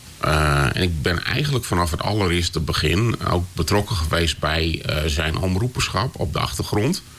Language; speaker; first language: Dutch; native; Dutch